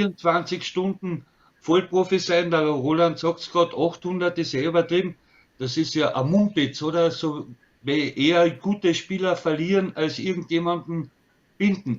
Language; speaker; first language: German; native; German